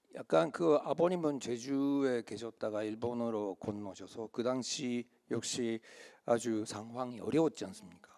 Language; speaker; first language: Korean; early bilingual, heritage; Korean